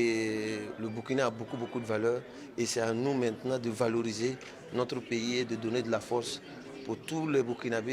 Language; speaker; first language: French; native; French